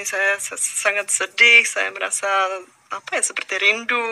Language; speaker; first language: Indonesian; non-native, fluent; Czech